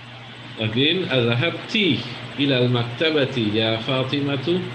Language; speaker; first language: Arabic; non-native, fluent; English